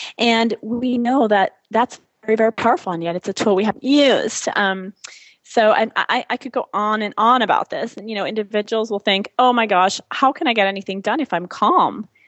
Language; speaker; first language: English; non-native, fluent; French